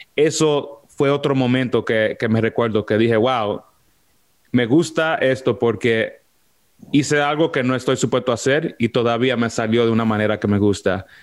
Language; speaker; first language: Spanish; early bilingual, heritage; Spanish